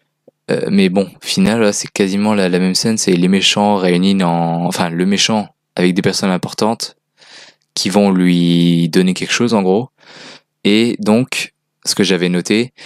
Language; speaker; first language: French; native; French